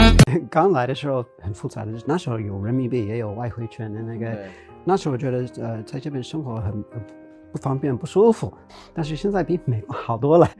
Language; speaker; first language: Chinese; non-native, fluent; English